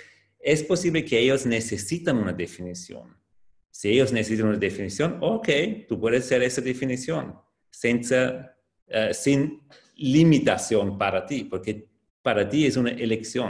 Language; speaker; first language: Spanish; non-native, fluent; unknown